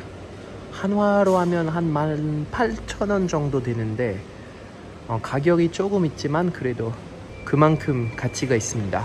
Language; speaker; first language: Korean; non-native, fluent; French